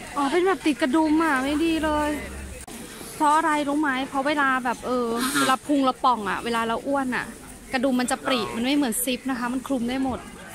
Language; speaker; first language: Thai; native; Thai